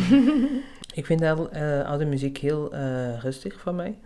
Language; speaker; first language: Dutch; non-native, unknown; Portuguese